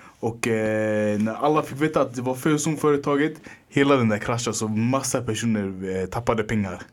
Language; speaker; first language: Swedish; early bilingual, other home language; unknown